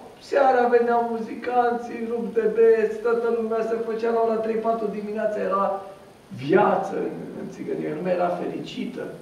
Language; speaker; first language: Romanian; non-native, local second language; Romany